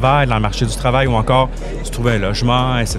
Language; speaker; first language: French; native; French